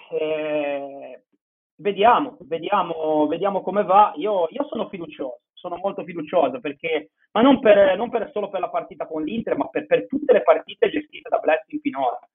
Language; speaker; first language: Italian; native; Italian